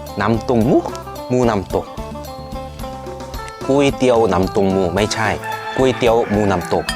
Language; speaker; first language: Thai; non-native, fluent; Korean